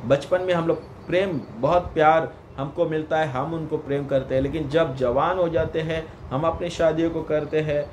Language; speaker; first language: Hindi; non-native, local second language; Kannada